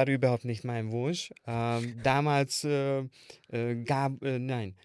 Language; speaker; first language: German; non-native, learner; Hungarian